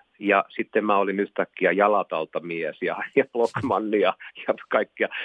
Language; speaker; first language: Finnish; non-native, local second language; Swedish